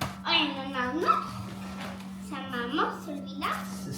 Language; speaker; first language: French; early bilingual, other home language; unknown